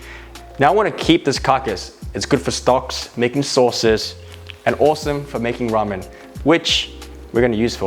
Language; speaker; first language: English; native; English